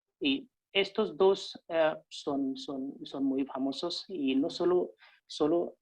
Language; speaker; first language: Spanish; non-native, fluent; Hindi